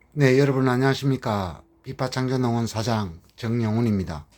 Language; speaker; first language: Korean; native; Korean